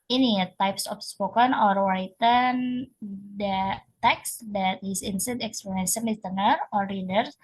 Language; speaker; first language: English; non-native, learner; Indonesian